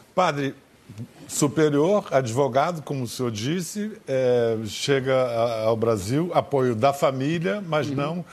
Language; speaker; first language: Portuguese; native; Portuguese